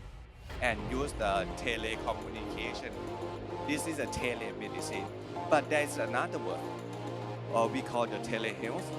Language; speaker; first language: English; non-native, learner; Thai